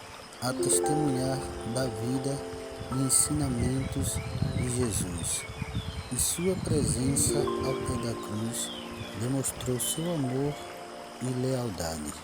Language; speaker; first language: Portuguese; native; Portuguese